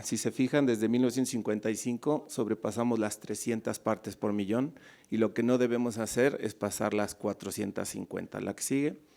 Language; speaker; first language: Spanish; native; Spanish